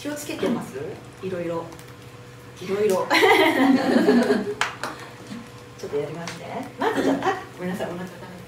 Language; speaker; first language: Japanese; native; Japanese